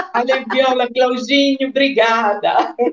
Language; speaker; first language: Portuguese; non-native, fluent; Italian